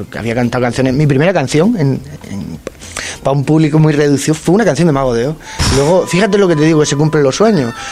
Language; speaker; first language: Spanish; native; Spanish